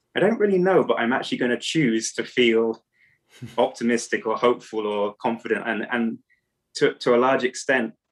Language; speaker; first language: English; native; English